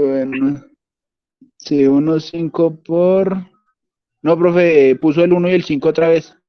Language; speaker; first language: Spanish; native; Spanish